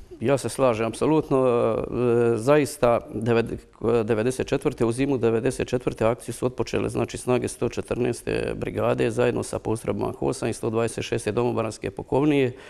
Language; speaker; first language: Croatian; native; Croatian